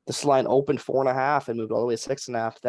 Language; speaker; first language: English; native; English